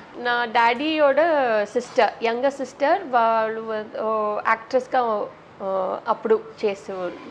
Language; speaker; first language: Telugu; non-native, learner; Malayalam